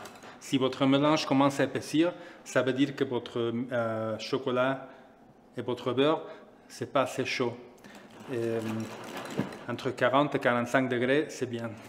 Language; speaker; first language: French; non-native, fluent; Spanish